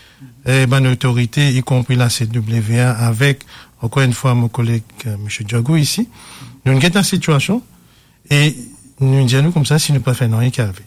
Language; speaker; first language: French; non-native, local second language; Morisyen